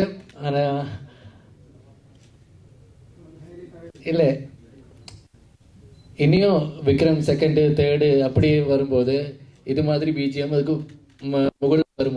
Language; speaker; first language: Tamil; non-native, learner; Malayalam